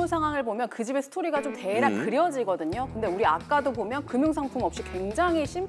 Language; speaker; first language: Korean; native; Korean